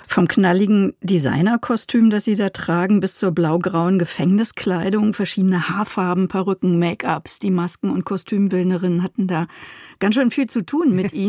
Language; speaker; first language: German; native; German